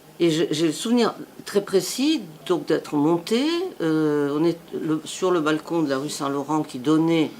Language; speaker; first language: French; non-native, fluent; Italian